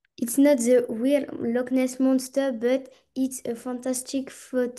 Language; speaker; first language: English; non-native, learner; French